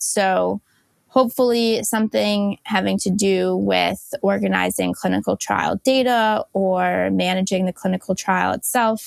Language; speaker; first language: English; native; English